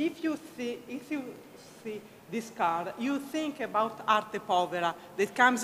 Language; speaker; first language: English; non-native, learner; Italian